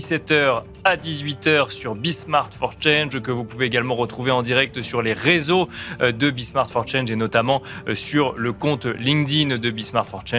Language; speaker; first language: French; native; French